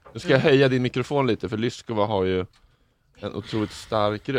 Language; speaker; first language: Swedish; native; Swedish